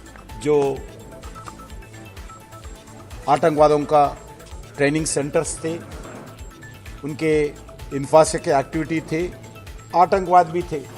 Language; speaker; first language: Hindi; non-native, local second language; Telugu